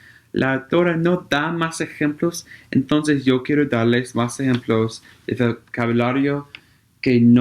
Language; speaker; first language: Spanish; non-native, learner; English